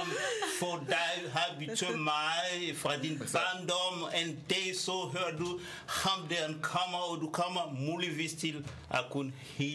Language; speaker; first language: Danish; non-native, fluent; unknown